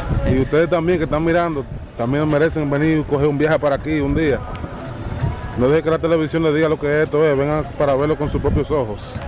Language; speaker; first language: Spanish; early bilingual, heritage; Spanish